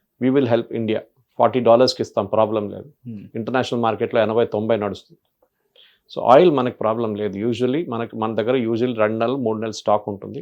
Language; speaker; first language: Telugu; non-native, local second language; Malayalam